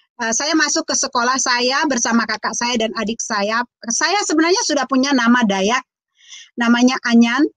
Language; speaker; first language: Indonesian; non-native, local second language; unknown